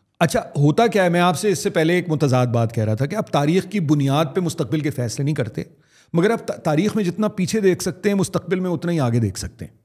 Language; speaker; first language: Urdu; native; Urdu